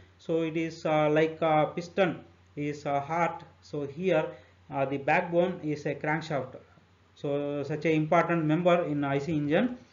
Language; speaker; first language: English; non-native, local second language; Telugu